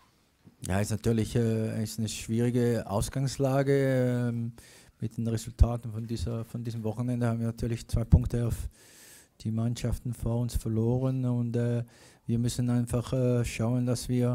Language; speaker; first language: German; non-native, fluent; Italian